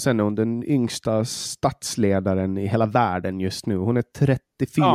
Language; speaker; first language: Swedish; native; Swedish